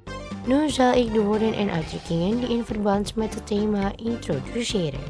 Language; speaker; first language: Dutch; non-native, learner; Indonesian